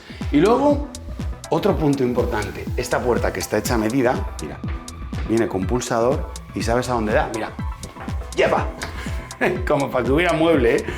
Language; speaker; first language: Spanish; native; Spanish